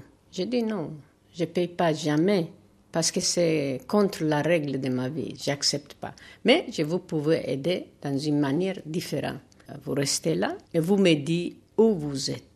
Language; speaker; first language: French; non-native, learner; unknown